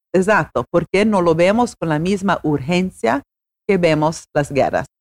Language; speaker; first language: Spanish; non-native, fluent; Italian